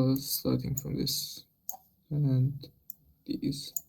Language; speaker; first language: English; non-native, fluent; Romanian